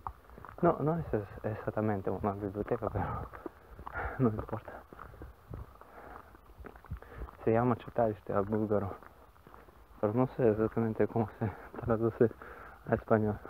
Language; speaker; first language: Spanish; non-native, learner; Bulgarian